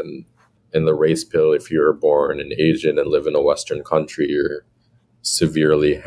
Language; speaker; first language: English; native; English